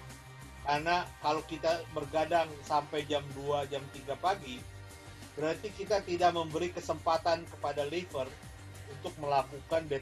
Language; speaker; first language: Indonesian; native; Indonesian